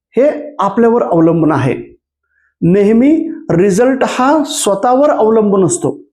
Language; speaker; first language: Marathi; non-native, local second language; Kannada